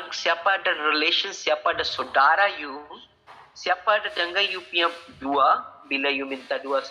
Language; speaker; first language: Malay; non-native, learner; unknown